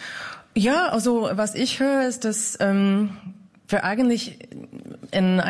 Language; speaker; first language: German; non-native, fluent; English